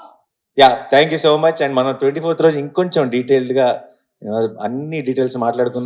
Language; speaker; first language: Telugu; native; Telugu